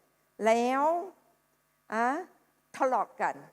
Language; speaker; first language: Thai; non-native, fluent; English